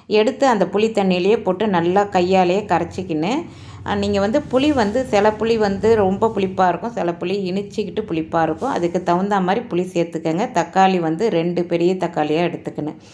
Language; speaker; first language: Tamil; native; Tamil